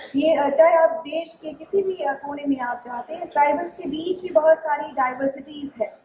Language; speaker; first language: Hindi; non-native, local second language; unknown